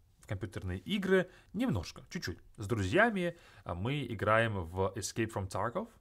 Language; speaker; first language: Russian; native; Russian